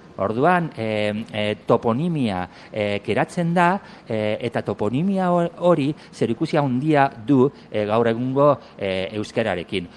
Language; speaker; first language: Basque; non-native, local second language; Spanish